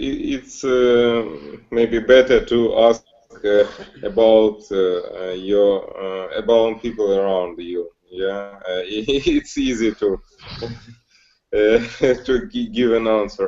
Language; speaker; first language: English; non-native, learner; Russian